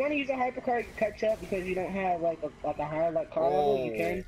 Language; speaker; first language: English; native; English